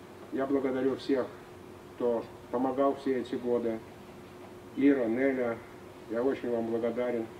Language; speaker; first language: Russian; native; Russian